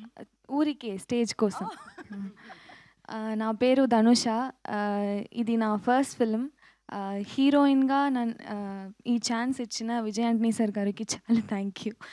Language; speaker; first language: Telugu; non-native, learner; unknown